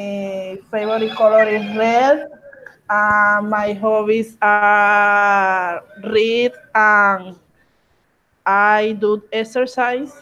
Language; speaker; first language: English; non-native, learner; Spanish